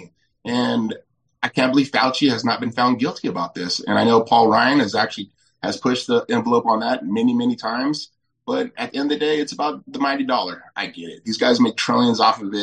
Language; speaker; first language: English; native; English